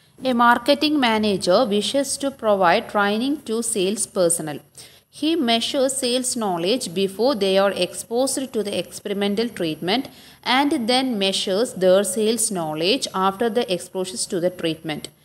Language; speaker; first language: English; non-native, local second language; Malayalam